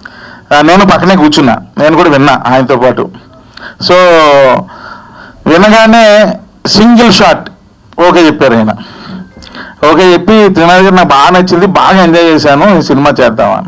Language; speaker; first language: Telugu; native; Telugu